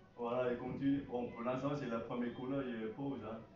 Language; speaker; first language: French; non-native, learner; Chinese